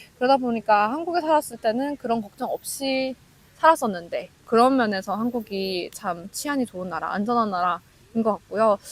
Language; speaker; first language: Korean; native; Korean